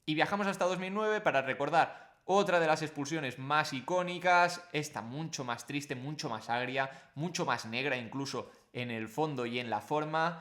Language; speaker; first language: Spanish; native; Spanish